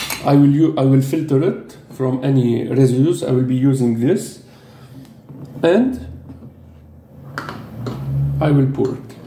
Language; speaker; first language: English; non-native, fluent; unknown